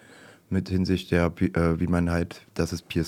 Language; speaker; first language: German; native; German